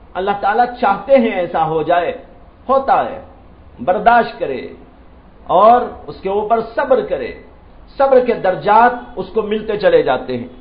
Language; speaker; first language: Urdu; native; Urdu